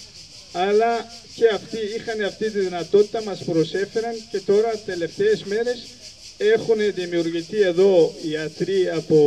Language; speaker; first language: Greek; non-native, fluent; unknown